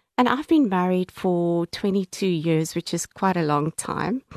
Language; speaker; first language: English; native; English